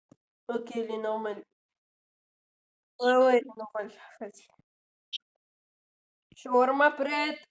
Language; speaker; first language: French; native; French